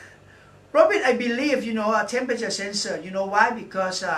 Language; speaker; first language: English; non-native, learner; Thai